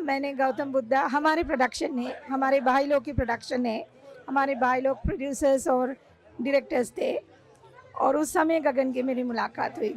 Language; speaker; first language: Hindi; non-native, local second language; Sinhala